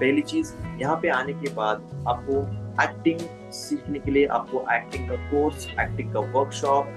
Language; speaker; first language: Hindi; non-native, local second language; Marathi